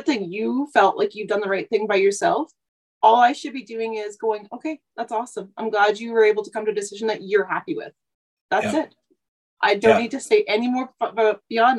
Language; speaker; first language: English; native; English